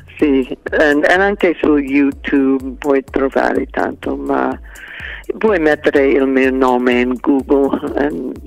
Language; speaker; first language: Italian; non-native, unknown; English